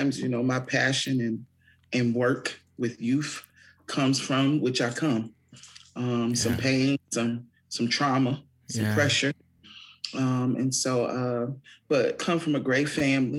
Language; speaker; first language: English; native; English